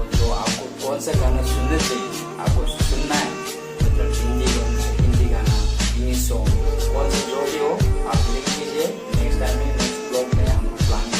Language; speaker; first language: Hindi; non-native, local second language; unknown